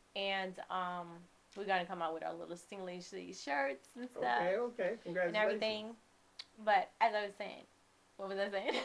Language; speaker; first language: English; native; English